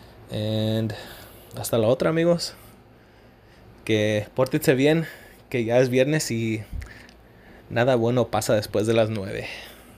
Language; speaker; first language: Spanish; early bilingual, heritage; Spanish